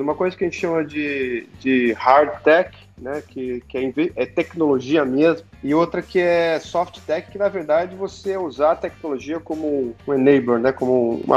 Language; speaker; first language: Portuguese; native; Portuguese